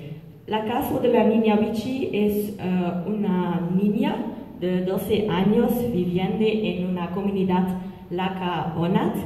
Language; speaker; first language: Spanish; non-native, learner; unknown